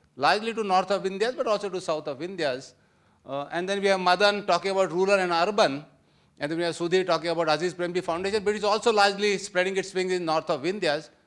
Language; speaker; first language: English; non-native, local second language; Marathi